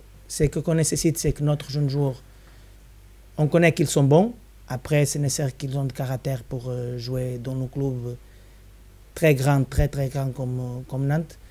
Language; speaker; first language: French; non-native, fluent; Spanish